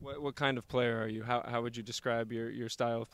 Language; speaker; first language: English; native; English